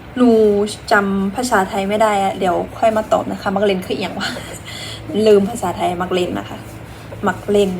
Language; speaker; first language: Thai; non-native, fluent; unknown